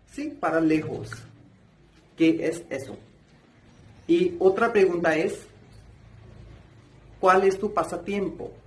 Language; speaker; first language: Spanish; non-native, fluent; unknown